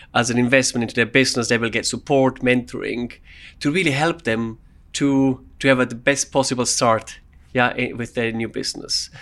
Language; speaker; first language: English; non-native, fluent; German